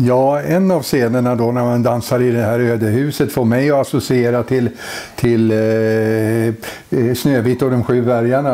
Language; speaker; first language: Swedish; native; Swedish